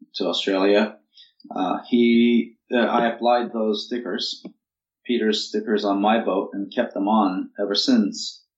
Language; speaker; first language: English; non-native, fluent; Turkish